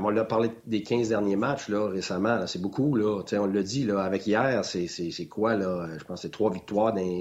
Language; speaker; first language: French; native; French